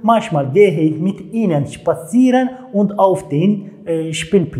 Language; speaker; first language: German; non-native, fluent; Turkish